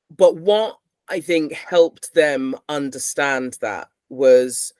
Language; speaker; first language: English; native; English